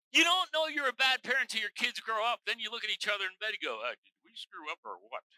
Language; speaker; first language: English; native; English